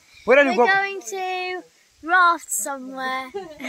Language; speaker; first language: English; native; English